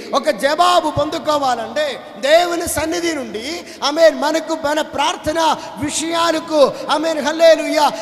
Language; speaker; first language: Telugu; non-native, fluent; Malayalam